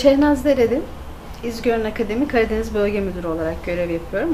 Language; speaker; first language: Turkish; native; Turkish